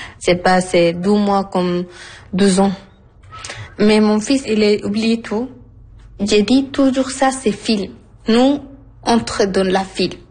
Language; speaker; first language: French; non-native, learner; Arabic